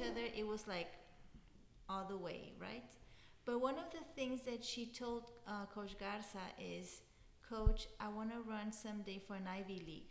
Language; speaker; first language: English; non-native, fluent; Spanish